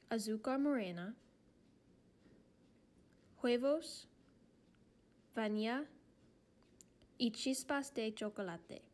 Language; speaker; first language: Spanish; non-native, learner; English